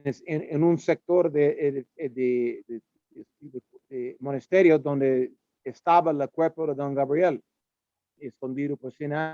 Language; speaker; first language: Spanish; non-native, learner; English